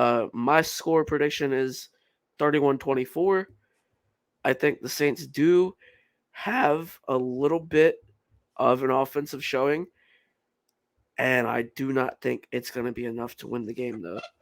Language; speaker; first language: English; native; English